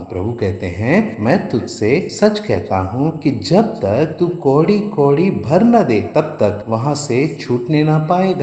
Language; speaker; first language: Hindi; native; Hindi